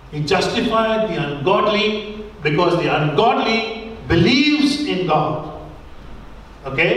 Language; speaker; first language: English; non-native, local second language; Tamil